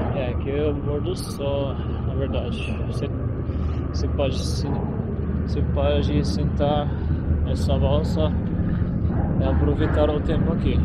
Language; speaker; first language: Portuguese; non-native, fluent; Arabic